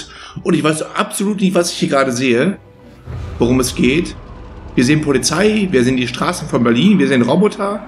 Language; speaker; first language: German; native; German